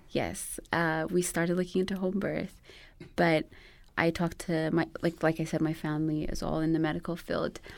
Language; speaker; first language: English; non-native, local second language; Amharic